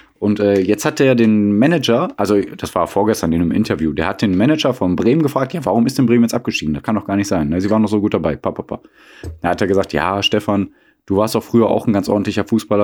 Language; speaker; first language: German; native; German